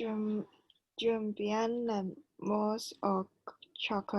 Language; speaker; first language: French; non-native, learner; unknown